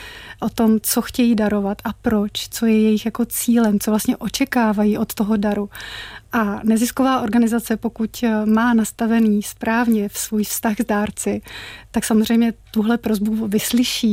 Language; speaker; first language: Czech; native; Czech